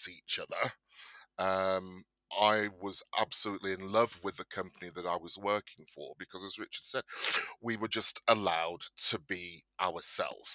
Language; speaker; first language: English; native; English